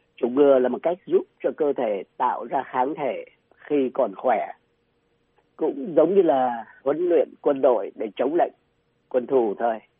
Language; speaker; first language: Vietnamese; native; Vietnamese